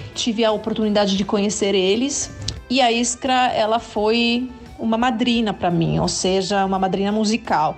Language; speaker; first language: Portuguese; non-native, fluent; Italian